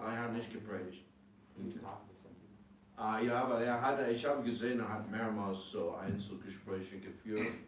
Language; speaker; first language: German; non-native, fluent; English